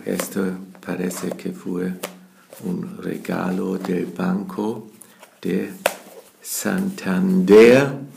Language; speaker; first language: Spanish; non-native, learner; German